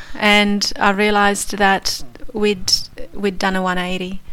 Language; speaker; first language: English; non-native, fluent; Polish